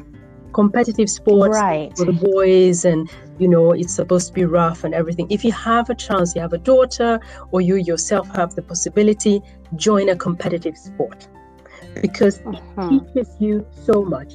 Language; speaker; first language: English; non-native, local second language; Acoli